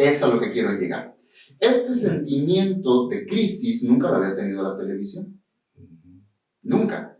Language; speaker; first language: Spanish; native; Spanish